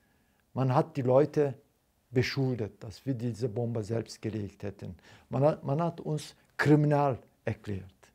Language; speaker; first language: German; non-native, fluent; Turkish